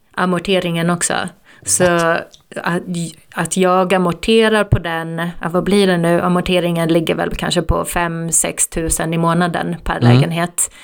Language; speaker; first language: Swedish; native; Swedish